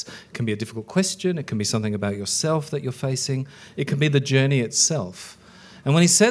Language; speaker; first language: English; early bilingual, other home language; Icelandic